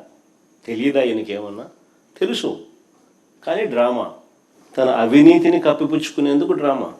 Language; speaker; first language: Telugu; native; Telugu